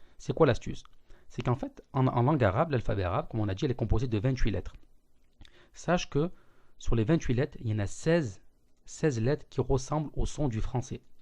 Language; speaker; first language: French; native; French